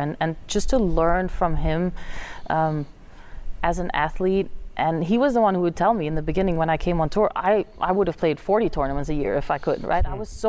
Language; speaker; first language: English; non-native, fluent; Dutch